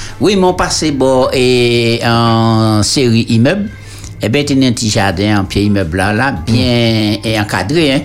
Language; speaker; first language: French; native; French